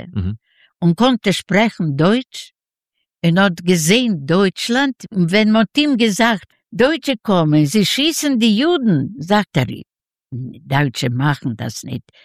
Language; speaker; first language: German; non-native, learner; Yiddish